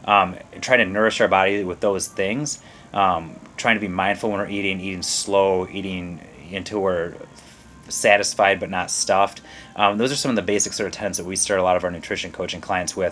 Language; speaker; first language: English; native; English